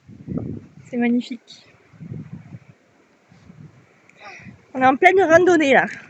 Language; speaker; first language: French; native; French